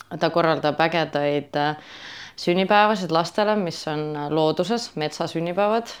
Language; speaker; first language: Estonian; native; Estonian